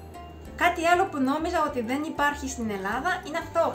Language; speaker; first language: Greek; non-native, fluent; Japanese